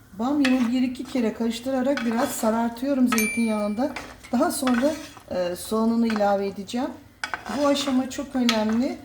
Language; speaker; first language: Turkish; native; Turkish